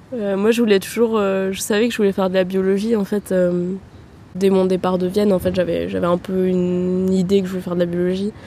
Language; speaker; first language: French; early bilingual, heritage; German